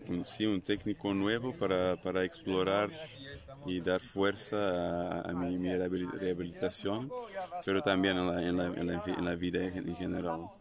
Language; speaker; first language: Spanish; non-native, fluent; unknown